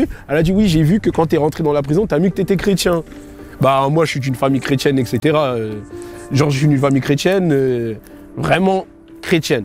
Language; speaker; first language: French; native; French